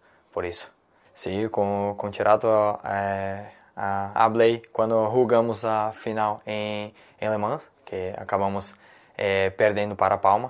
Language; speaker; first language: Spanish; non-native, learner; Portuguese